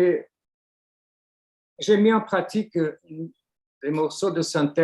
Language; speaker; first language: French; non-native, fluent; Portuguese